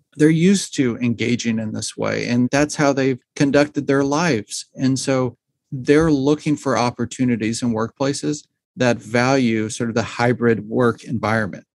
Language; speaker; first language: English; native; English